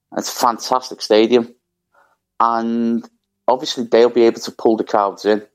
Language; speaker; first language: English; native; English